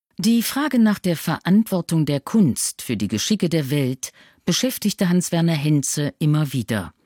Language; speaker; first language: German; native; German